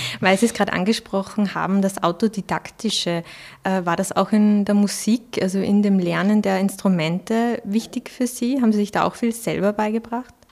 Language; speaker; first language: German; native; German